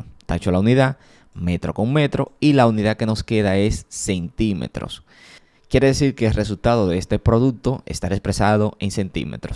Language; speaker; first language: Spanish; native; Spanish